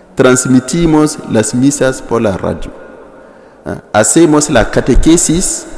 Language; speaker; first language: Spanish; non-native, fluent; Mossi